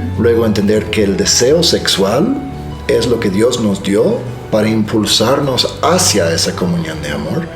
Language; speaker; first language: Spanish; non-native, fluent; English